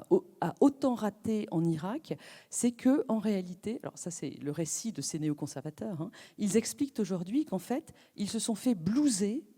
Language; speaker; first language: French; native; French